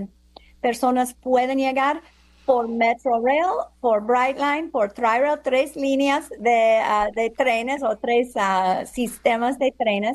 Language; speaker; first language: Spanish; non-native, fluent; English